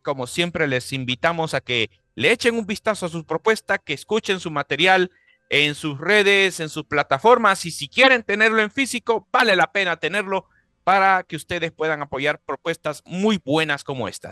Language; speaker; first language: Spanish; native; Spanish